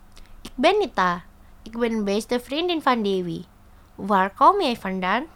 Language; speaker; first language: Dutch; non-native, fluent; Indonesian